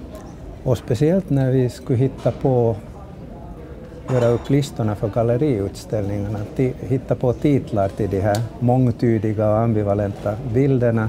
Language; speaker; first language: Swedish; native; Swedish